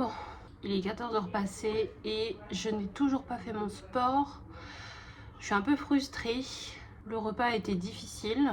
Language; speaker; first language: French; native; French